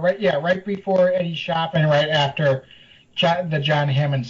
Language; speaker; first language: English; native; English